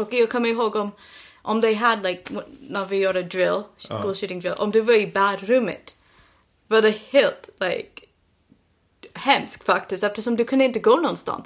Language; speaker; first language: Swedish; non-native, learner; English